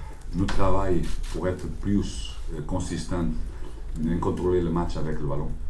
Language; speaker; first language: French; non-native, learner; Portuguese